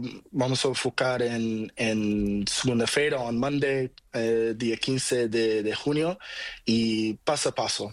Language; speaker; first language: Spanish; non-native, learner; Portuguese